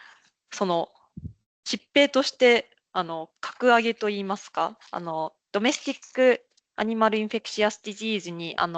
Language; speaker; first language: Japanese; native; Japanese